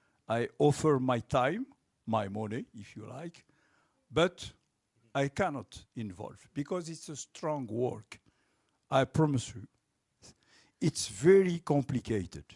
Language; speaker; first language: English; non-native, local second language; French